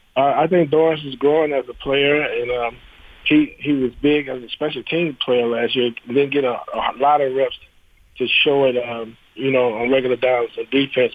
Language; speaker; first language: English; native; English